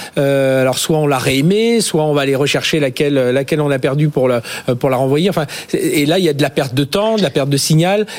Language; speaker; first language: French; native; French